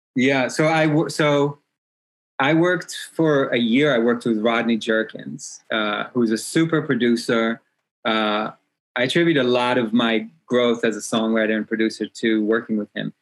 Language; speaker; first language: English; early bilingual, other home language; Hebrew